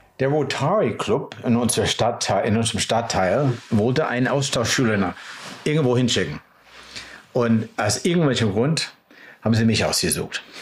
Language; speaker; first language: German; non-native, fluent; English